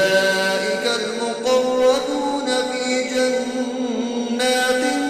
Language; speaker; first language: Arabic; native; Arabic